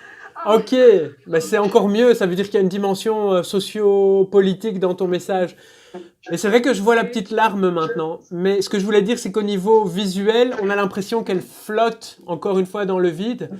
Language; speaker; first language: French; native; French